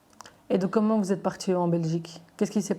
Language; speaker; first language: French; native; French